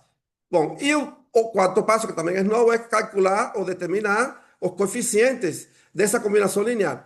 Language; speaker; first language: Portuguese; non-native, fluent; Spanish